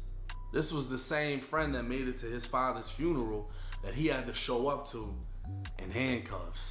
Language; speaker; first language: English; native; English